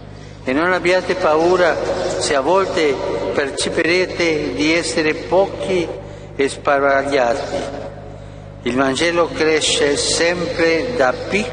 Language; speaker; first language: Italian; early bilingual, heritage; Spanish